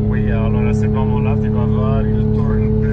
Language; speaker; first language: French; non-native, fluent; Romanian